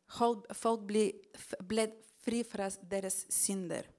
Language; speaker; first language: Norwegian; non-native, fluent; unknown